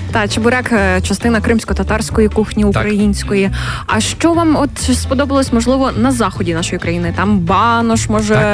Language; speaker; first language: Ukrainian; native; Ukrainian